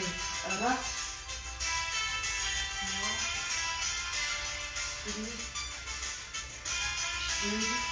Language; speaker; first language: Russian; native; Russian